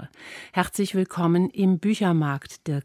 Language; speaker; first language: German; native; German